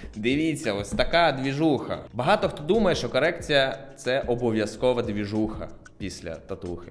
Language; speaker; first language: Ukrainian; non-native, local second language; Russian